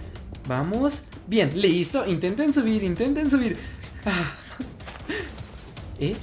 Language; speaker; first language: Spanish; native; Spanish